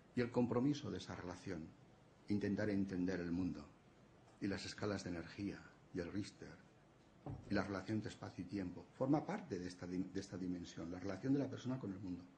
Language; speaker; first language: Spanish; non-native, local second language; Catalan